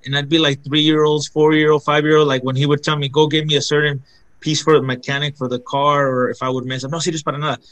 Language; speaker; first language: English; early bilingual, other home language; Spanish